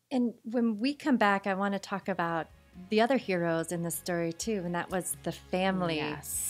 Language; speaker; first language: English; native; English